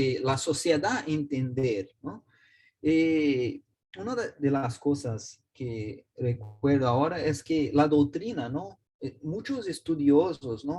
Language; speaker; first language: Spanish; non-native, learner; Portuguese